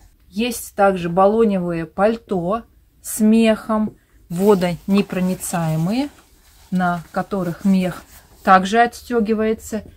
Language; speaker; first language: Russian; native; Russian